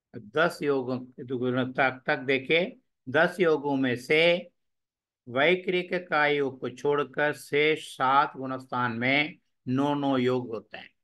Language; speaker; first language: Hindi; non-native, local second language; Tamil